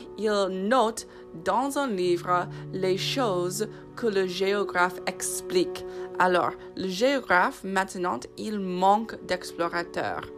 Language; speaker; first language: French; non-native, fluent; English